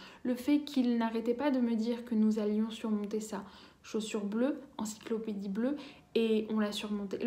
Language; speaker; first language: French; native; French